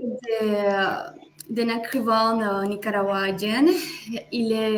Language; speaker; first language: French; non-native, fluent; Spanish